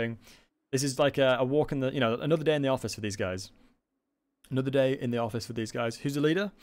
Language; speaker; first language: English; native; English